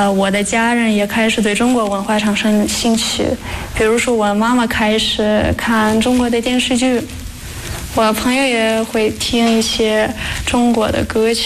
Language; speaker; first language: Chinese; non-native, fluent; Russian